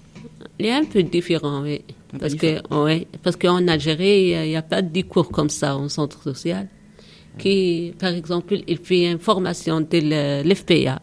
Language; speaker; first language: French; non-native, learner; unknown